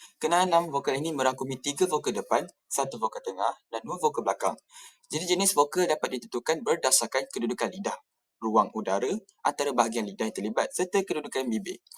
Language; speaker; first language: Malay; native; Malay